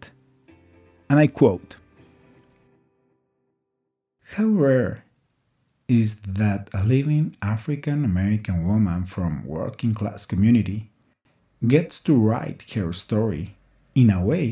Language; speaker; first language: English; non-native, fluent; Spanish